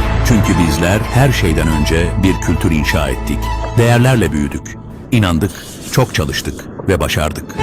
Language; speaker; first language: Turkish; native; Turkish